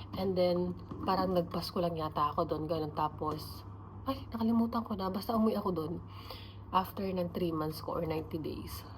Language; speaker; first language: Filipino; native; Filipino